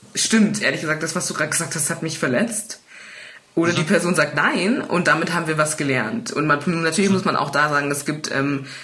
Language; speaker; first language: German; native; German